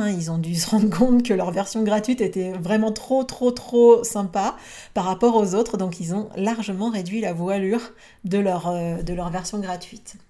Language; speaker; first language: French; native; French